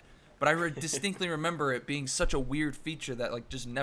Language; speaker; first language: English; native; English